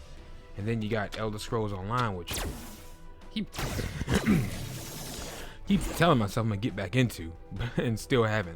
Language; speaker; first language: English; native; English